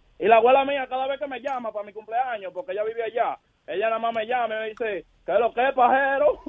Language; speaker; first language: Spanish; early bilingual, heritage; Spanish